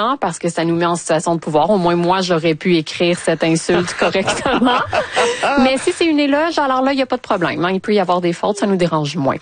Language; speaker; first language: French; native; French